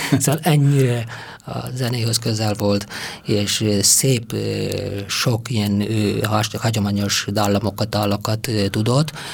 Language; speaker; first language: Hungarian; non-native, fluent; Tamil